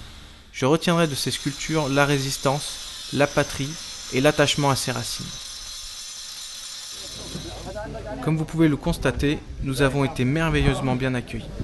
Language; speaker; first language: French; native; French